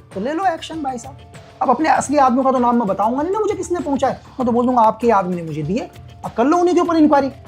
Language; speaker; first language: Hindi; native; Hindi